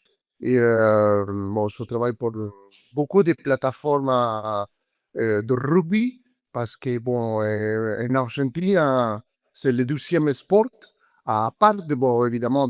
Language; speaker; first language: French; non-native, learner; Spanish